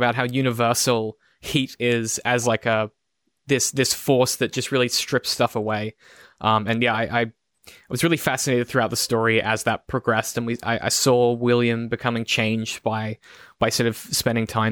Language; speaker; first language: English; native; English